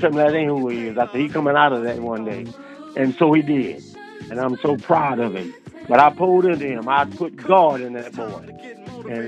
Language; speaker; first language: English; native; English